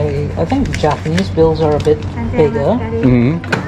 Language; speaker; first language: English; native; English